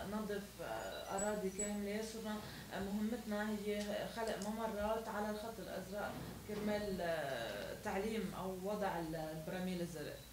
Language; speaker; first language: Arabic; native; Arabic